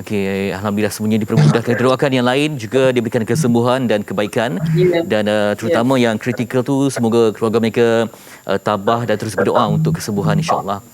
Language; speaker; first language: Malay; native; Malay